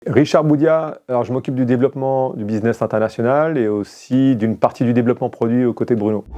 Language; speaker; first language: French; native; French